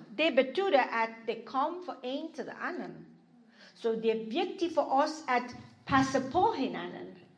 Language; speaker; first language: Danish; non-native, fluent; English